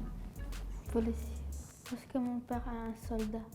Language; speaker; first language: French; non-native, fluent; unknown